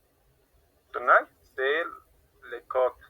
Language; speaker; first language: French; non-native, learner; Spanish